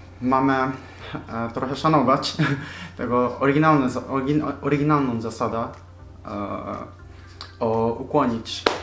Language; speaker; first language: Polish; non-native, learner; Japanese